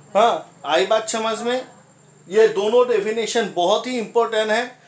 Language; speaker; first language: Hindi; non-native, local second language; Assamese